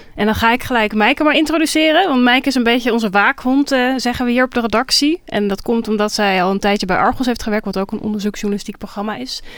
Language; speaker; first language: Dutch; native; Dutch